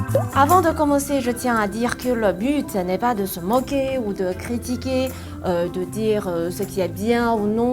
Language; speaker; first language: French; non-native, fluent; Chinese